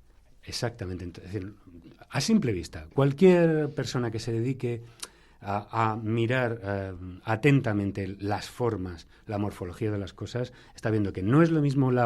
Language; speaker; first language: Spanish; native; Spanish